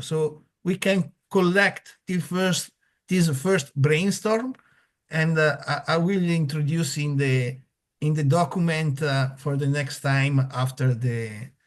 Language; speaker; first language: English; non-native, fluent; Italian